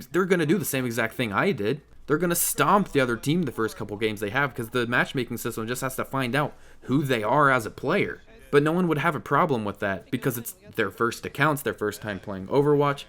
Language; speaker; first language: English; native; English